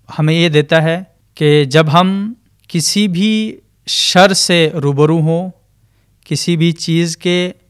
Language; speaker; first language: Urdu; native; Urdu